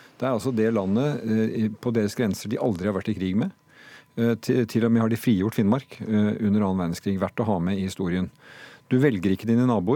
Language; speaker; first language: Norwegian; native; Norwegian